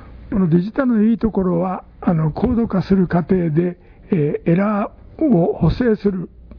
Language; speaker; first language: Japanese; native; Japanese